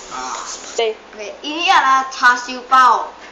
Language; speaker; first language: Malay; non-native, local second language; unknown